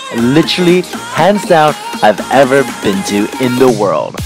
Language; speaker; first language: English; native; English